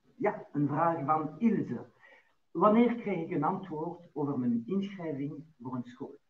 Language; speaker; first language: Dutch; non-native, local second language; French